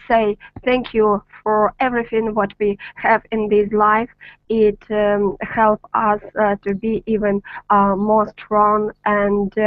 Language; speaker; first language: English; non-native, learner; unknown